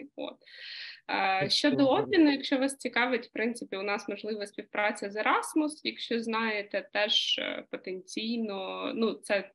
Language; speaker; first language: Ukrainian; native; Ukrainian